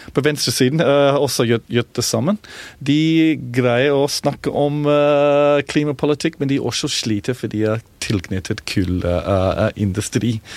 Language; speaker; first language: Norwegian; non-native, fluent; English